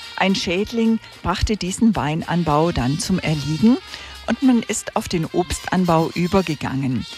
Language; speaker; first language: German; native; German